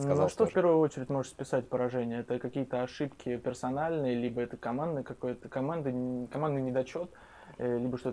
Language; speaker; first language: Russian; native; Russian